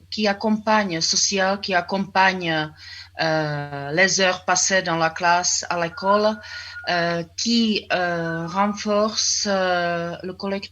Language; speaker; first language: French; non-native, fluent; Czech